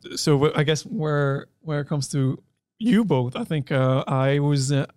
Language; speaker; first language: English; non-native, local second language; Hindi